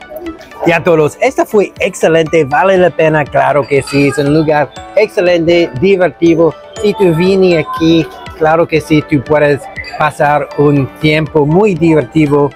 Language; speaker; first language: Spanish; non-native, learner; English